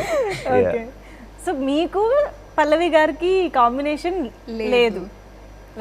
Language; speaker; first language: Telugu; native; Telugu